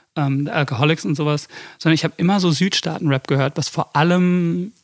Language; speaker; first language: German; early bilingual, other home language; English